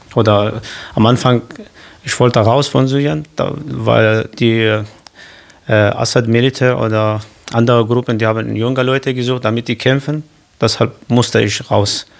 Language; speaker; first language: German; non-native, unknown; Kurdish